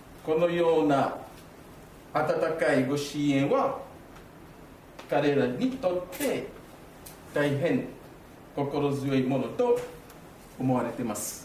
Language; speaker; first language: Japanese; non-native, fluent; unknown